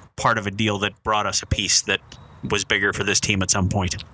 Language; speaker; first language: English; native; English